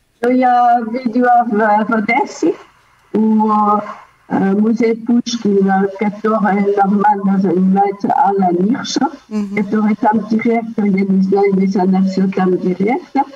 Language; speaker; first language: Russian; early bilingual, heritage; Russian